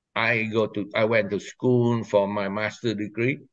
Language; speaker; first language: English; non-native, fluent; Vietnamese